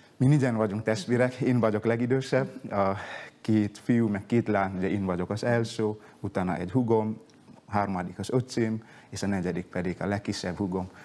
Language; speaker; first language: Hungarian; non-native, fluent; Indonesian